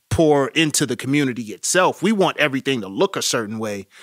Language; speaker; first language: English; native; English